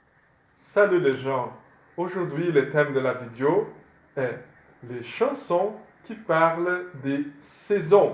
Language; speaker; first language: French; non-native, fluent; Portuguese